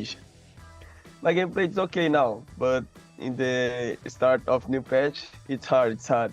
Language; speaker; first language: English; non-native, learner; Portuguese